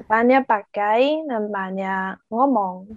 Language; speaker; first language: Indonesian; non-native, learner; Chinese